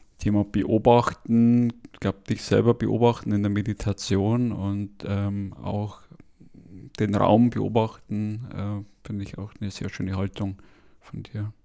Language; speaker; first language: German; native; German